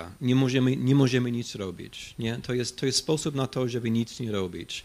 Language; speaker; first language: Polish; non-native, fluent; English